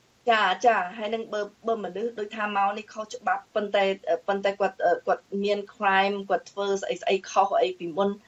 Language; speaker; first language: Khmer; early bilingual, heritage; Khmer